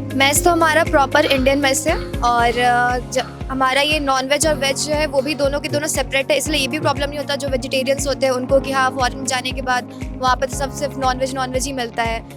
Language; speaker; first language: Hindi; native; Hindi